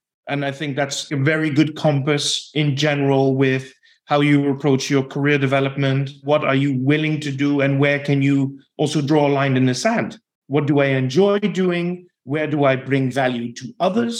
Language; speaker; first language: English; non-native, fluent; Dutch